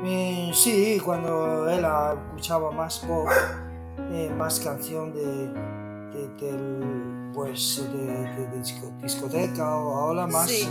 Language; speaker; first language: Spanish; non-native, learner; Chinese